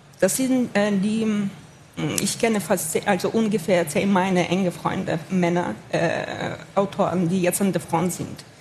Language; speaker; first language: German; non-native, fluent; Ukrainian